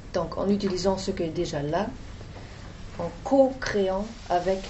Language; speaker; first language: French; non-native, fluent; German